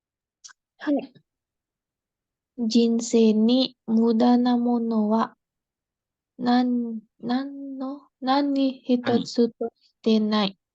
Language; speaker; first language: Japanese; non-native, learner; Indonesian